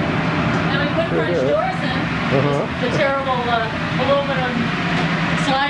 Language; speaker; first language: English; native; English